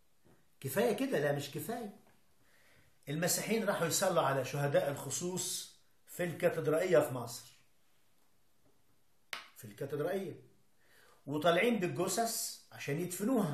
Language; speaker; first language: Arabic; native; Arabic